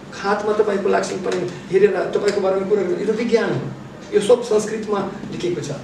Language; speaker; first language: Nepali; non-native, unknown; Russian